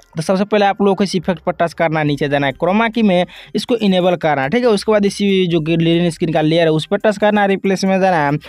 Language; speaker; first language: Hindi; native; Hindi